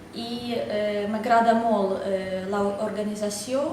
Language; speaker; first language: Catalan; non-native, learner; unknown